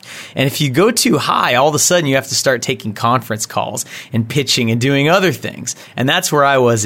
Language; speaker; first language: English; native; English